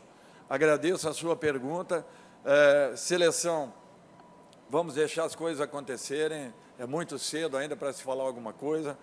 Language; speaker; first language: Portuguese; native; Portuguese